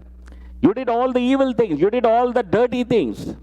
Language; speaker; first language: English; non-native, local second language; Telugu